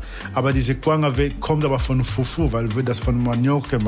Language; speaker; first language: German; non-native, fluent; Portuguese